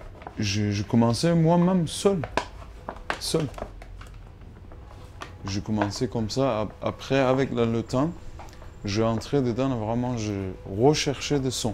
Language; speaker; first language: French; non-native, learner; Kurdish